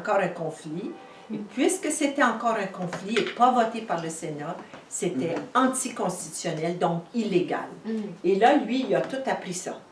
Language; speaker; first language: French; native; French